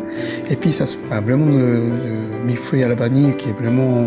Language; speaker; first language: French; non-native, fluent; Japanese